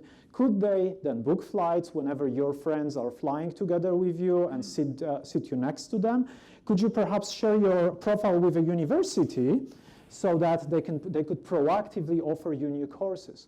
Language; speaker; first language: English; non-native, fluent; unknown